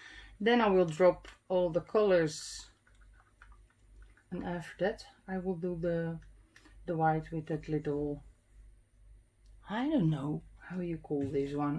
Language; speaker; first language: English; non-native, fluent; Dutch